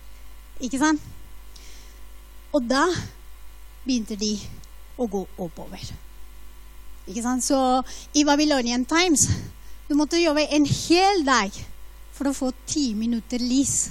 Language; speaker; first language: Norwegian; non-native, fluent; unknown